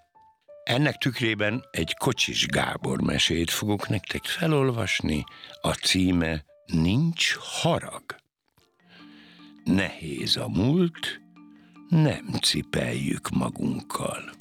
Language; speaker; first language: Hungarian; native; Hungarian